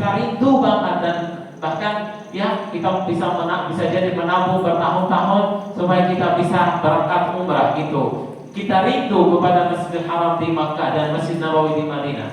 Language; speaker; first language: Indonesian; non-native, fluent; Arabic